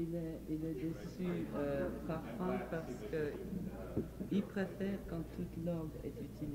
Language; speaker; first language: French; non-native, fluent; English